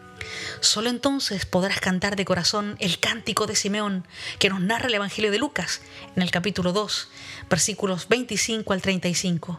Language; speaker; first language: Spanish; native; Spanish